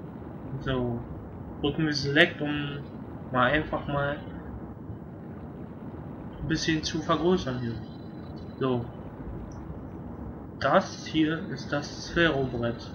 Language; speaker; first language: German; native; German